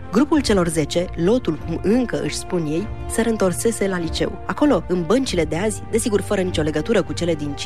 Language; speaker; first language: Romanian; native; Romanian